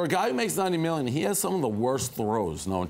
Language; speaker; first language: English; native; English